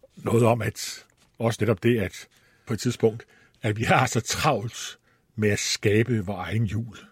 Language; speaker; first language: Danish; native; Danish